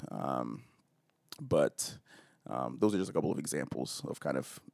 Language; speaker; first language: English; early bilingual, other home language; Akan